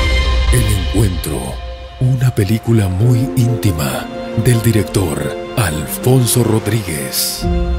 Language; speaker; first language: Spanish; native; Spanish